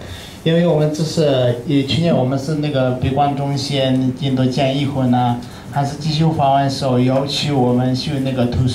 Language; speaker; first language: Chinese; non-native, learner; Tibetan